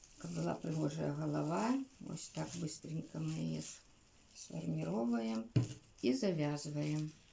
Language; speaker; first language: Belarusian; native; Belarusian